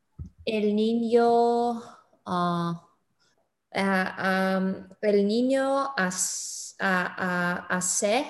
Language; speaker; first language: Spanish; non-native, learner; English